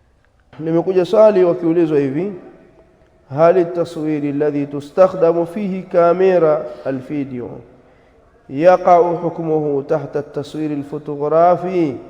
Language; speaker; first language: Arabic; non-native, fluent; Swahili